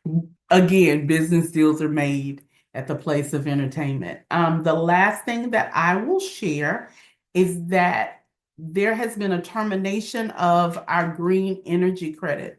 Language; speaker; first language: English; native; English